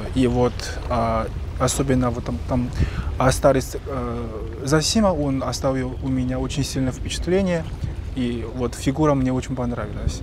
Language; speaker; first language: Russian; non-native, fluent; Chinese